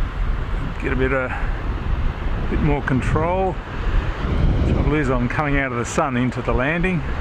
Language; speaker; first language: English; native; English